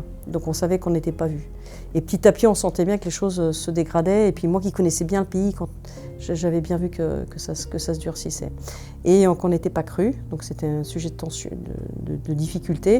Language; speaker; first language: French; native; French